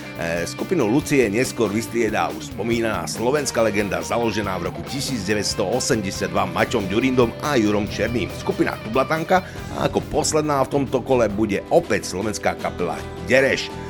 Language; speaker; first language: Slovak; native; Slovak